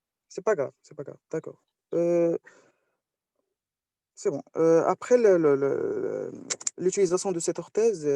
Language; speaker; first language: French; non-native, local second language; Arabic